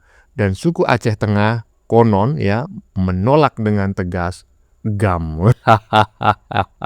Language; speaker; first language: Indonesian; native; Indonesian